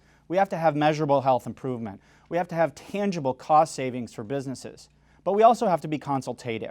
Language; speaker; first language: English; native; English